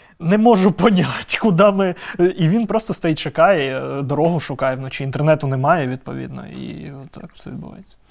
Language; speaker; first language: Ukrainian; native; Ukrainian